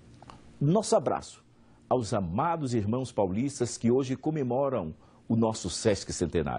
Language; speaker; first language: Portuguese; native; Portuguese